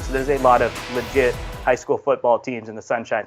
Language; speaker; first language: English; native; English